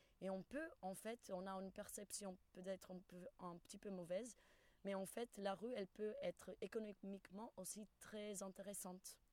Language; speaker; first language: French; non-native, fluent; Portuguese